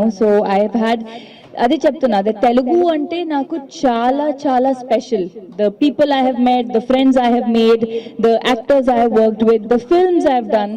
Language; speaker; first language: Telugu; non-native, local second language; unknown